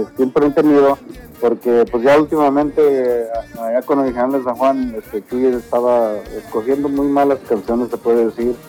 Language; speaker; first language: Spanish; early bilingual, heritage; Spanish